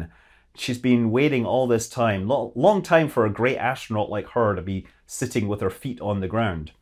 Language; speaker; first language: English; native; English